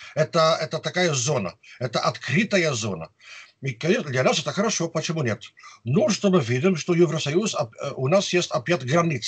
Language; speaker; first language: Russian; non-native, fluent; Dutch